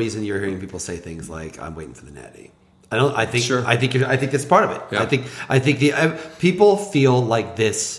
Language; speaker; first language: English; native; English